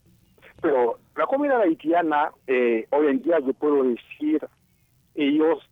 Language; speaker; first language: Spanish; non-native, fluent; Haitian Creole